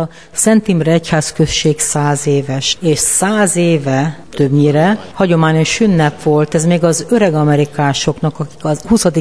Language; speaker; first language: Hungarian; early bilingual, heritage; Hungarian